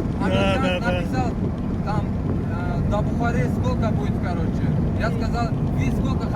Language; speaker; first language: Russian; non-native, local second language; Uzbek